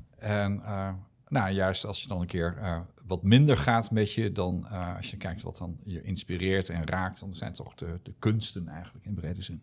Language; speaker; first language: Dutch; native; Dutch